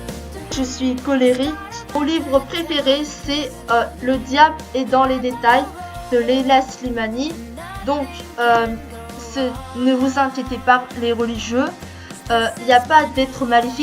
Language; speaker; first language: French; early bilingual, other home language; Korean